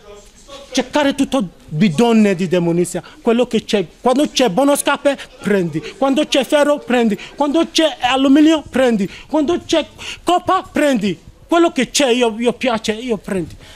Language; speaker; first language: Italian; non-native, learner; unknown